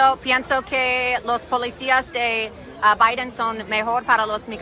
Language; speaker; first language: Spanish; non-native, learner; English